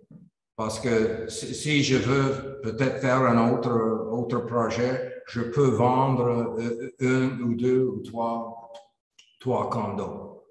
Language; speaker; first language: French; non-native, learner; English